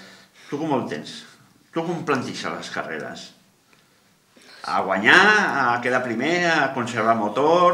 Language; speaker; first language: Catalan; native; Catalan